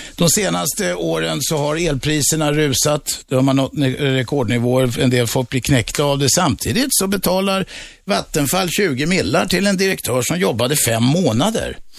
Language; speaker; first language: Swedish; native; Swedish